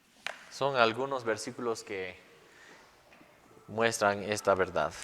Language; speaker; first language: Spanish; non-native, fluent; English